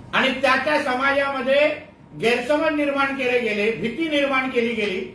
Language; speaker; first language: Marathi; native; Marathi